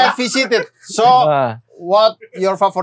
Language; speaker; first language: English; non-native, learner; Indonesian